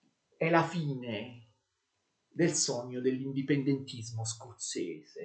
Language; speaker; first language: Italian; native; Italian